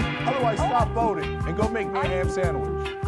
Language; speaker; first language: English; native; English